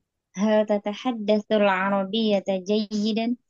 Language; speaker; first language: Arabic; non-native, learner; Indonesian